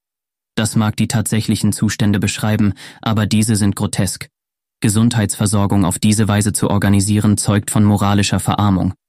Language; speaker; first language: German; native; German